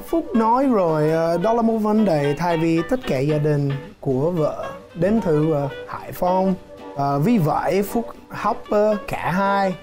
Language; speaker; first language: Vietnamese; non-native, learner; English